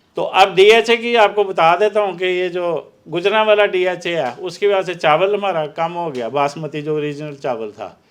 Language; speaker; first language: Urdu; non-native, local second language; Punjabi